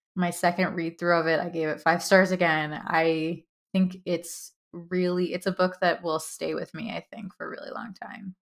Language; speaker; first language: English; early bilingual, other home language; Hindi